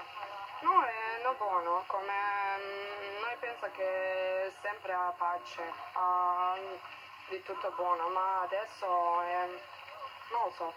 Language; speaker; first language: Italian; non-native, learner; Bosnian